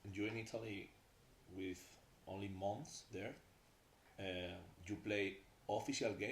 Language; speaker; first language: English; non-native, learner; Spanish